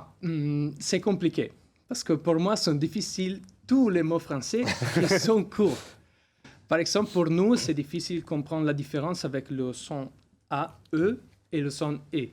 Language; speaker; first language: French; non-native, learner; Italian